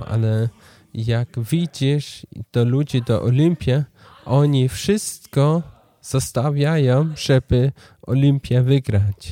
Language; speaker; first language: Polish; non-native, learner; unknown